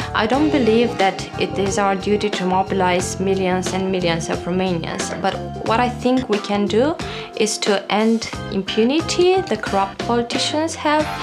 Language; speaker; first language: English; non-native, fluent; Romanian